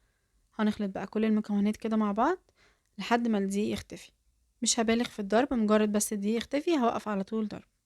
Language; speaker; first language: Arabic; native; Arabic